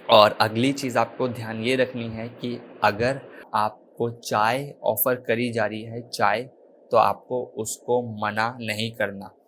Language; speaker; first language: Hindi; native; Hindi